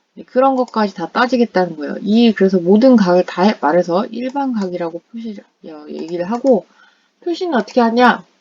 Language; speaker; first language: Korean; non-native, fluent; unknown